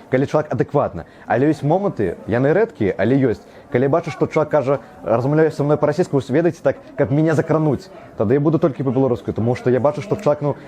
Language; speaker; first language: Belarusian; non-native, local second language; Russian